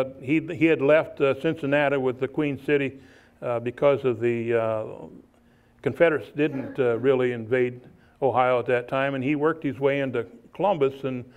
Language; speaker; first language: English; native; English